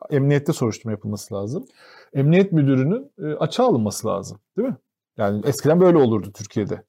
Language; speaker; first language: Turkish; native; Turkish